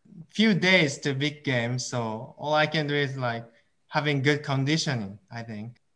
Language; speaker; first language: English; non-native, fluent; Japanese